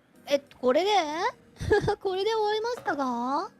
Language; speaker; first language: Japanese; non-native, fluent; Chinese